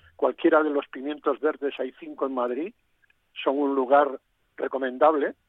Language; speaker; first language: Spanish; non-native, local second language; Galician